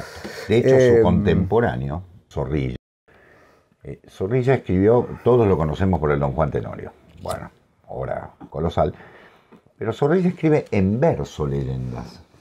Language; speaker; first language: Spanish; native; Spanish